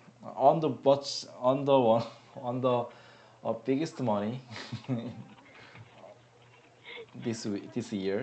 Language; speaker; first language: English; non-native, learner; Korean